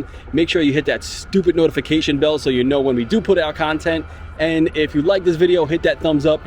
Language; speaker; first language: English; native; English